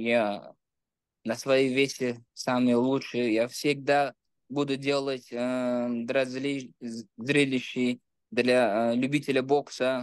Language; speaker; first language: Russian; non-native, local second language; Uzbek